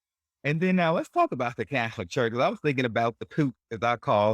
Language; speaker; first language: English; native; English